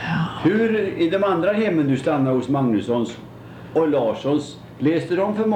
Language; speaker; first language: Swedish; native; Swedish